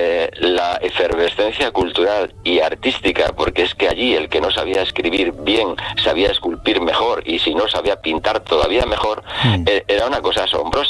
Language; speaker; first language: Spanish; native; Spanish